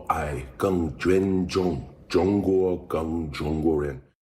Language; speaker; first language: Chinese; non-native, learner; English